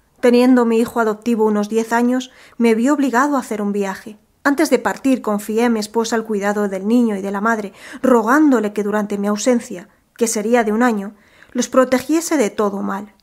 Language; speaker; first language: Spanish; native; Spanish